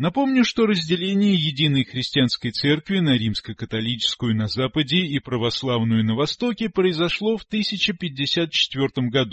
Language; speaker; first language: Russian; native; Russian